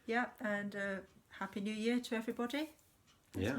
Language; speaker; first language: English; native; English